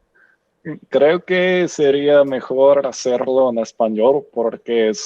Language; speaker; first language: Spanish; non-native, learner; English